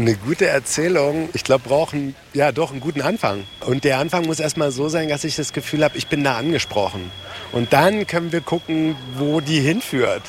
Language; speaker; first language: German; native; German